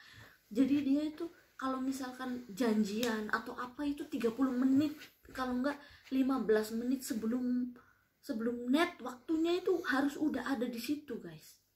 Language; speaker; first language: Indonesian; non-native, local second language; Javanese